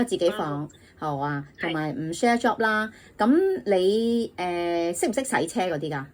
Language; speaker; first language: Cantonese; native; Cantonese